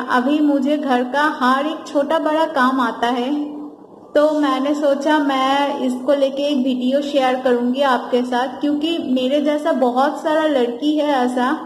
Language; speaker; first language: Hindi; non-native, fluent; Bangla